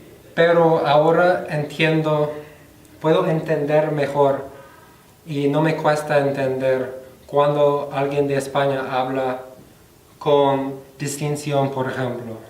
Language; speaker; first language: Spanish; non-native, fluent; English